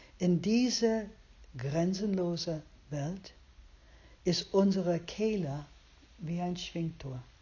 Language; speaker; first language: German; non-native, fluent; English